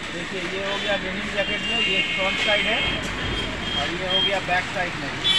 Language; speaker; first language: Hindi; non-native, local second language; Bangla